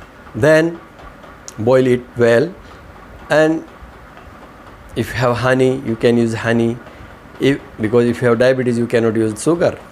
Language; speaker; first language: English; non-native, learner; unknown